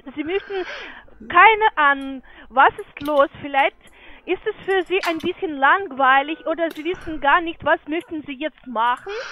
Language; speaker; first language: German; non-native, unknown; Russian